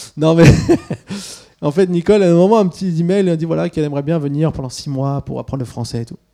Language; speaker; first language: French; early bilingual, other home language; Swiss German